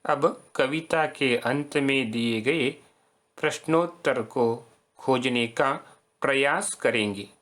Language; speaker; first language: Hindi; non-native, local second language; Kannada